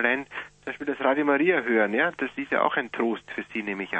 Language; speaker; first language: German; native; German